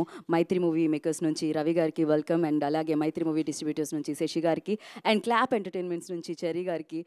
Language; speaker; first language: Telugu; native; Telugu